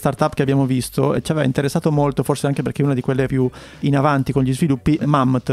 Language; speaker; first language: Italian; native; Italian